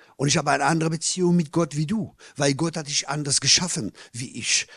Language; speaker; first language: German; non-native, fluent; French